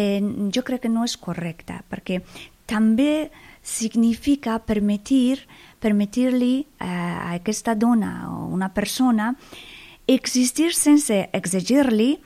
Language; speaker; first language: Catalan; non-native, fluent; Persian